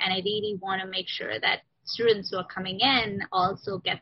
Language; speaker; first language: English; non-native, local second language; Sinhala